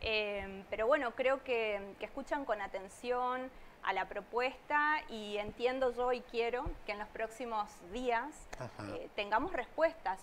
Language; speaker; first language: Spanish; native; Spanish